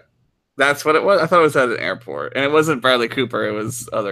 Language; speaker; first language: English; native; English